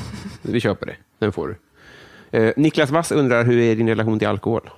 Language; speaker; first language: Swedish; native; Swedish